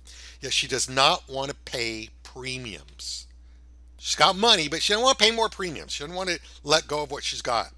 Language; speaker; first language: English; native; English